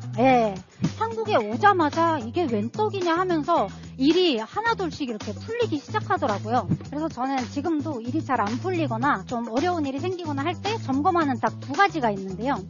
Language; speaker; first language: Korean; non-native, fluent; Russian